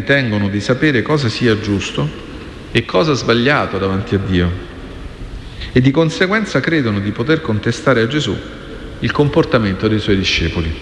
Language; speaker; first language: Italian; native; Italian